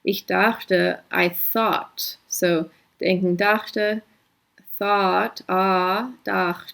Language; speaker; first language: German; non-native, fluent; English